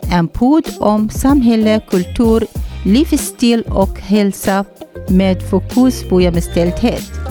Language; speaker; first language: Swedish; non-native, learner; Arabic